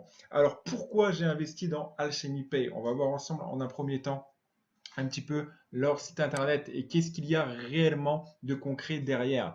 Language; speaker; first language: French; native; French